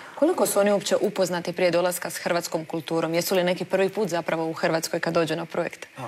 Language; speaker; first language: Croatian; native; Croatian